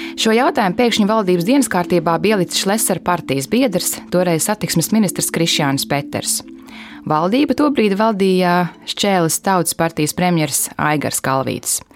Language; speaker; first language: Latvian; native; Latvian